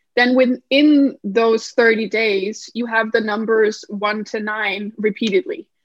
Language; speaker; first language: English; non-native, fluent; Danish